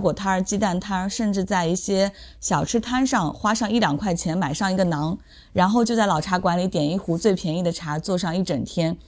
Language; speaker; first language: Chinese; native; Chinese